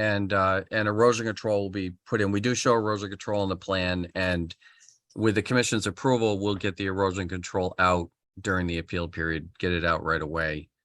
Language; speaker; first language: English; native; English